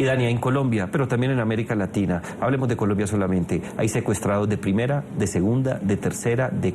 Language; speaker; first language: Spanish; native; Spanish